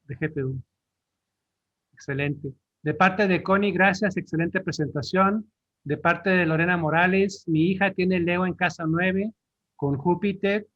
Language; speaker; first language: Spanish; native; Spanish